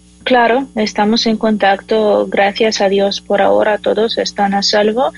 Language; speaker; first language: Spanish; non-native, fluent; Ukrainian